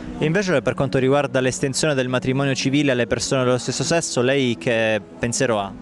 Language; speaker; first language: Italian; native; Italian